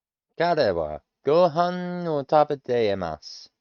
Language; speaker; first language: Japanese; non-native, learner; English